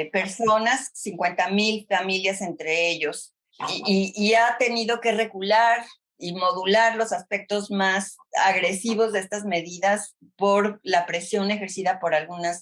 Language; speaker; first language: Spanish; native; Spanish